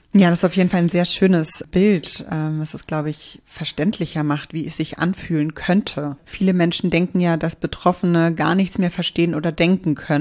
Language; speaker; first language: German; native; German